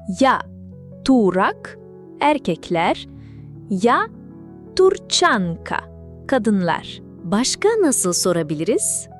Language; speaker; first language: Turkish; non-native, fluent; Russian